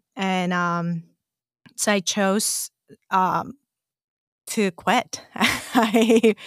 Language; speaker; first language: English; non-native, fluent; Korean